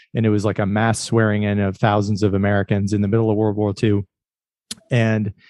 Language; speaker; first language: English; native; English